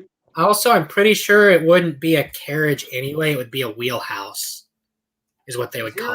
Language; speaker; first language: English; native; English